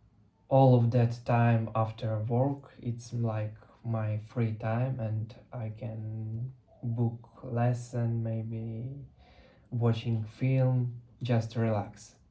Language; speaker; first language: English; non-native, learner; Russian